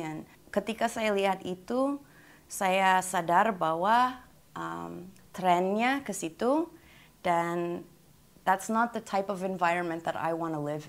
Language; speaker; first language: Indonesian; non-native, fluent; English